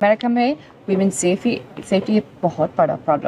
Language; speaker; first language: Hindi; non-native, learner; English